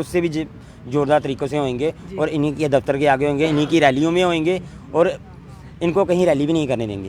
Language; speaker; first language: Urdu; non-native, local second language; Dogri